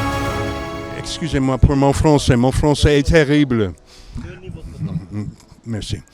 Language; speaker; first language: French; non-native, learner; English